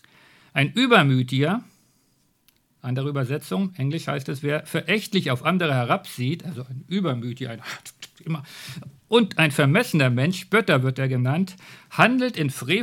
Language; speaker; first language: German; native; German